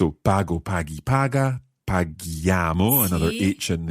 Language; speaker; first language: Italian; non-native, fluent; English